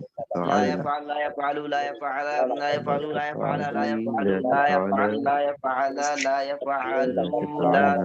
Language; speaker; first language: Arabic; non-native, learner; Bangla